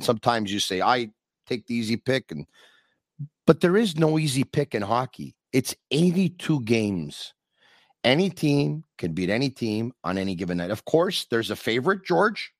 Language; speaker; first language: English; native; English